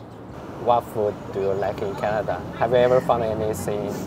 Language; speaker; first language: English; non-native, fluent; Chinese